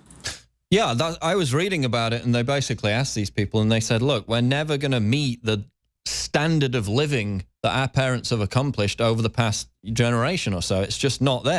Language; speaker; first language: English; native; English